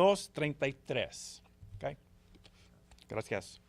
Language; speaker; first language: Spanish; early bilingual, heritage; Spanish